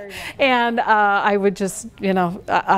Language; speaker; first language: English; native; English